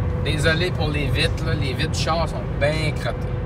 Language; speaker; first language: French; native; French